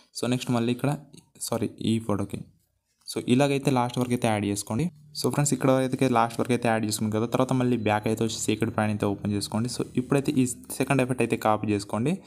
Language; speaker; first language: Telugu; non-native, local second language; Gondi